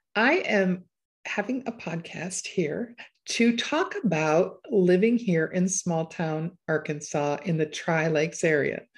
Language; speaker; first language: English; native; English